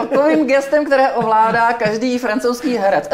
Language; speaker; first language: Czech; native; Czech